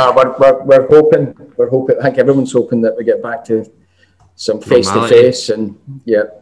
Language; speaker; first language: English; native; English